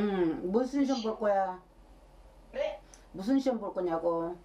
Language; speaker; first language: Korean; native; Korean